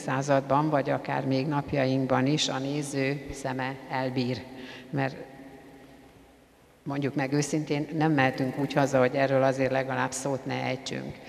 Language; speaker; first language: Hungarian; native; Hungarian